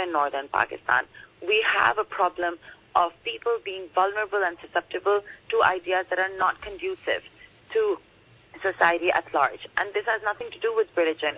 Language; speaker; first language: English; non-native, local second language; Urdu